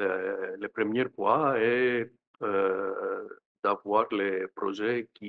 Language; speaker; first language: French; non-native, fluent; Greek